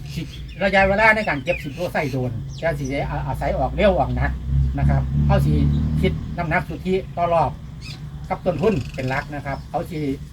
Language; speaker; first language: Thai; native; Thai